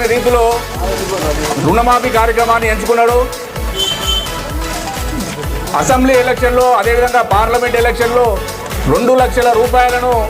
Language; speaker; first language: Telugu; native; Telugu